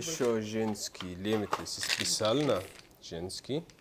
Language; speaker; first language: Russian; non-native, learner; Arabic